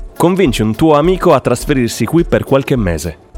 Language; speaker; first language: Italian; native; Italian